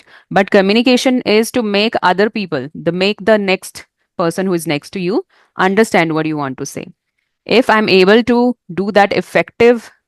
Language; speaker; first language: English; non-native, fluent; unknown